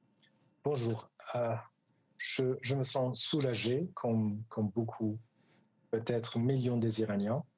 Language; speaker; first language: French; non-native, fluent; Persian